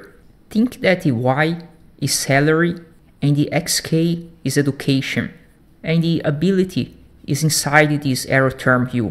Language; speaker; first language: English; non-native, fluent; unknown